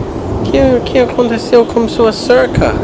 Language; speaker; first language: Portuguese; non-native, learner; English